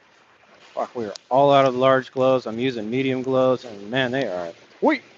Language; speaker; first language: English; native; English